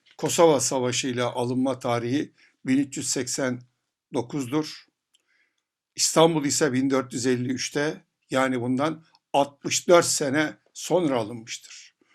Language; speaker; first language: Turkish; native; Turkish